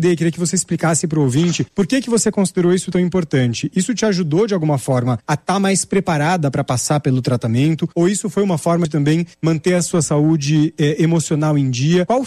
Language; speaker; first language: Portuguese; native; Portuguese